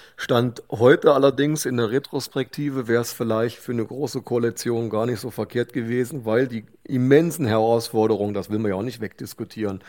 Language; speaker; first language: German; native; German